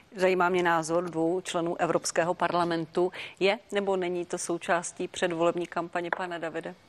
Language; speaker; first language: Czech; native; Czech